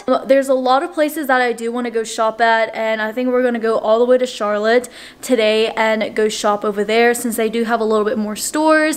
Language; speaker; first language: English; native; English